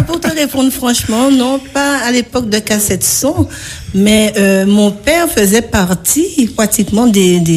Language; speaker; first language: French; native; French